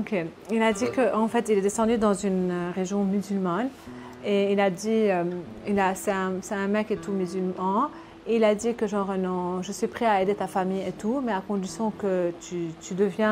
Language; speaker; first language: French; non-native, local second language; Arabic